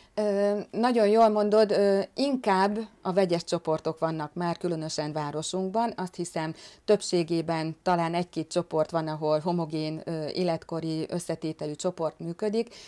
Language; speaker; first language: Hungarian; native; Hungarian